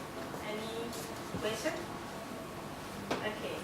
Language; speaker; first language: English; non-native, learner; Thai